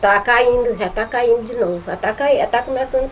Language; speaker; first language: Portuguese; native; Portuguese